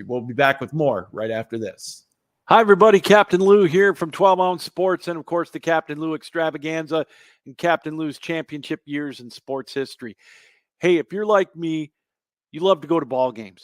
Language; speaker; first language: English; native; English